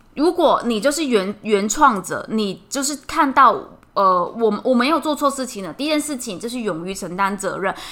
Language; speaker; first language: Chinese; non-native, fluent; Cantonese